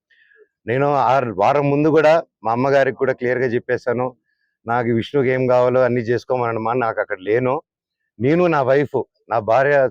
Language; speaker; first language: Telugu; native; Telugu